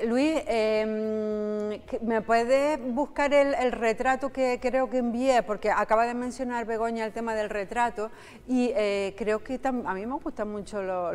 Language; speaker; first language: Spanish; native; Spanish